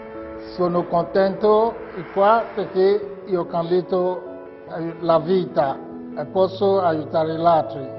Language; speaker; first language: Italian; non-native, learner; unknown